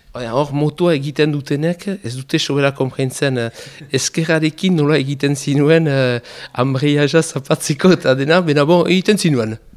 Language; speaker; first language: Basque; native; Basque